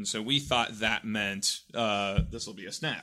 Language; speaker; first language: English; native; English